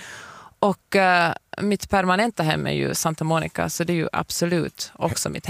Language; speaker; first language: Swedish; native; Swedish